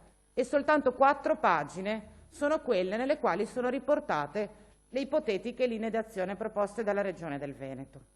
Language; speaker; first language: Italian; native; Italian